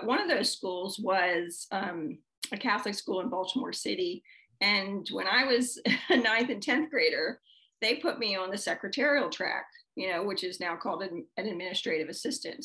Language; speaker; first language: English; native; English